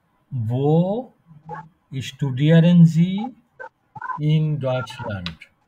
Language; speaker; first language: German; non-native, fluent; Bangla